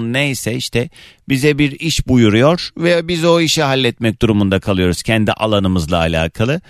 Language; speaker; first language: Turkish; native; Turkish